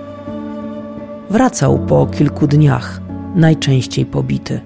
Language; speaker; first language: Polish; native; Polish